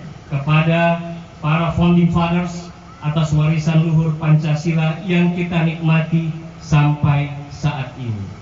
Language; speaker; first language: Indonesian; native; Indonesian